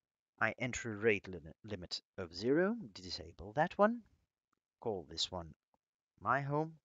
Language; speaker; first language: English; non-native, fluent; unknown